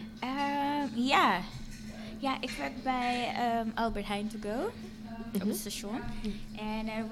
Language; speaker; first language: Dutch; non-native, fluent; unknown